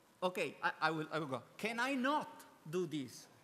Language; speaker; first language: English; non-native, learner; Italian